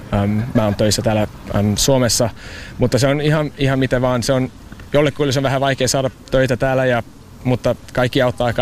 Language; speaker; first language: Finnish; non-native, learner; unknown